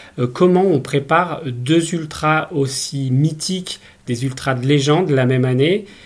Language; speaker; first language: French; native; French